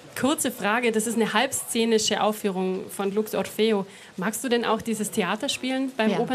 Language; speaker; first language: German; native; German